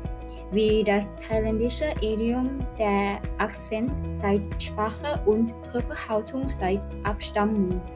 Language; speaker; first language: German; non-native, learner; Thai